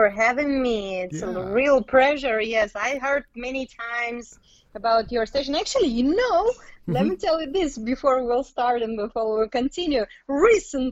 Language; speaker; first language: English; non-native, fluent; Uzbek